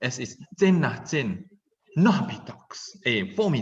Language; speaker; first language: German; non-native, fluent; Indonesian